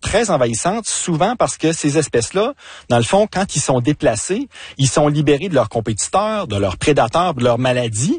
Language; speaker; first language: French; native; French